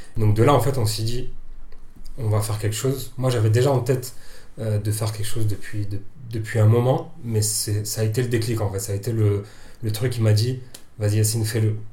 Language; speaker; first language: French; native; French